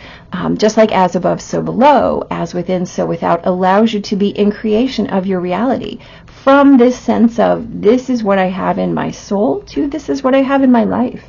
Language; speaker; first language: English; native; English